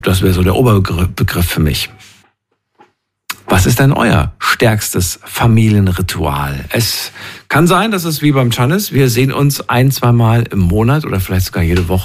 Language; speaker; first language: German; native; German